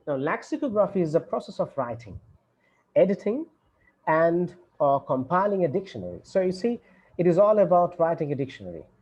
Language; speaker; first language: English; non-native, local second language; Bangla